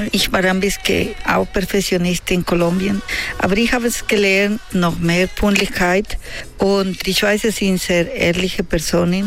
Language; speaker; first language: German; non-native, fluent; Spanish